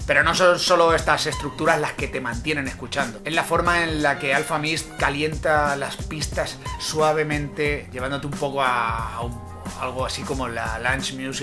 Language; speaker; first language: Spanish; native; Spanish